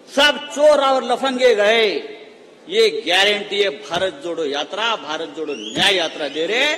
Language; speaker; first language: Hindi; non-native, local second language; Marathi